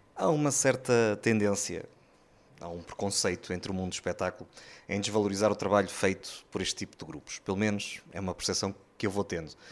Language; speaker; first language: Portuguese; native; Portuguese